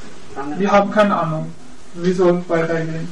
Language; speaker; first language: German; non-native, learner; Persian